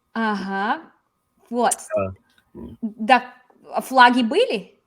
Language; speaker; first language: Russian; non-native, fluent; English